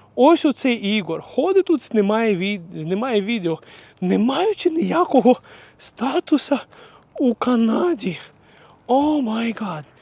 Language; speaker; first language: Ukrainian; non-native, local second language; Russian